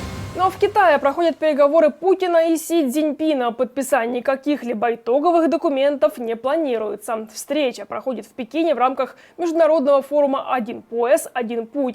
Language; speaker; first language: Russian; native; Russian